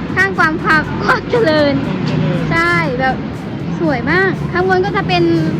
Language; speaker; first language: Thai; non-native, fluent; Lao